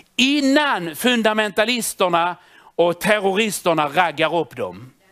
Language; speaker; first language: Swedish; native; Swedish